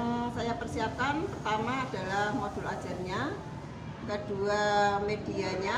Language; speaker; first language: Indonesian; native; Indonesian